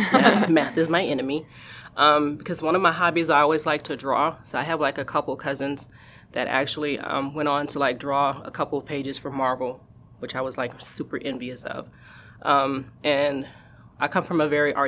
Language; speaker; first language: English; native; English